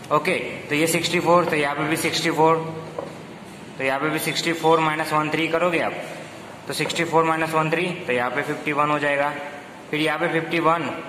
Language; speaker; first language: Hindi; non-native, local second language; Gujarati